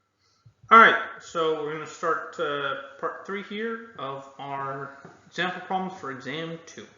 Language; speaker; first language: English; native; English